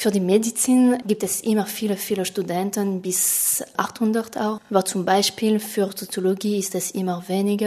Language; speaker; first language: German; non-native, fluent; French